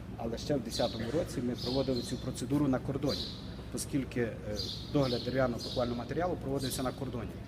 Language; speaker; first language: Ukrainian; native; Ukrainian